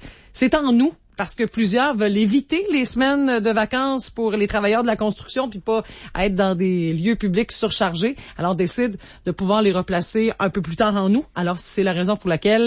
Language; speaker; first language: French; native; French